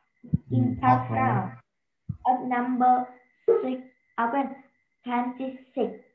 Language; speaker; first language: English; non-native, learner; Vietnamese